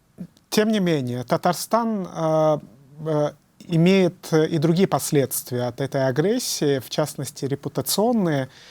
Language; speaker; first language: Russian; native; Russian